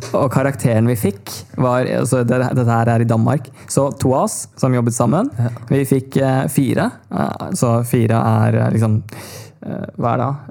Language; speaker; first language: Norwegian; early bilingual, other home language; Tamil